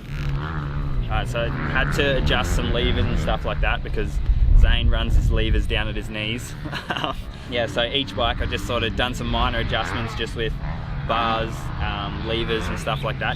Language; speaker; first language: English; native; English